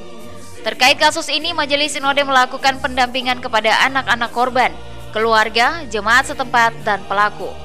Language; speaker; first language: Indonesian; native; Indonesian